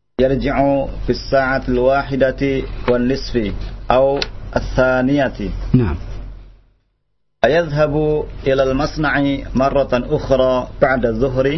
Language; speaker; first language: Arabic; non-native, learner; Indonesian